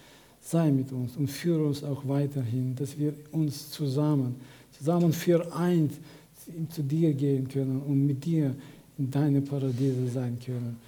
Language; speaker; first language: German; non-native, fluent; Russian